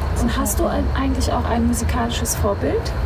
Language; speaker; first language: German; native; German